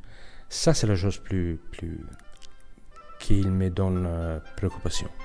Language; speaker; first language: French; non-native, learner; Italian